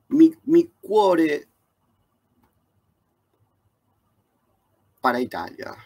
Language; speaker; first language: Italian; non-native, learner; Spanish